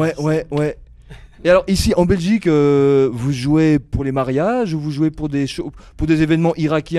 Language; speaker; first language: French; native; French